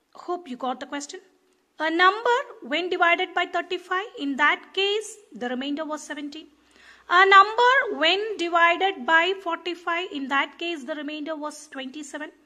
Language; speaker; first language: English; non-native, local second language; Tamil